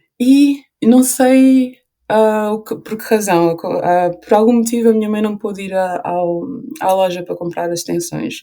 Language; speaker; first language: Portuguese; early bilingual, other home language; Upper Guinea Crioulo